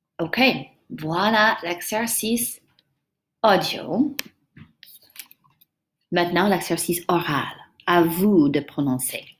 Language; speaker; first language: French; non-native, fluent; English